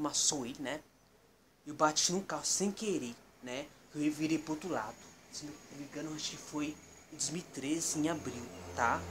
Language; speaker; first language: Portuguese; native; Portuguese